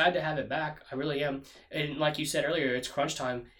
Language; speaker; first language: English; native; English